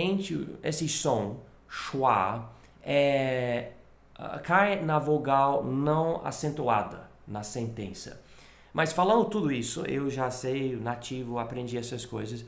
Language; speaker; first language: Portuguese; non-native, fluent; English